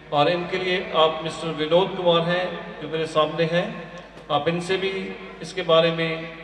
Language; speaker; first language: Hindi; non-native, local second language; Punjabi